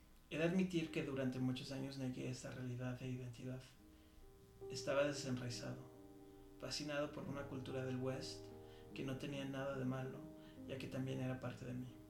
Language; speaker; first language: Spanish; early bilingual, heritage; Spanish